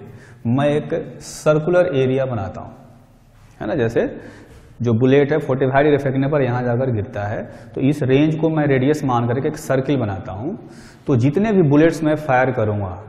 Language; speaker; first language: Hindi; native; Hindi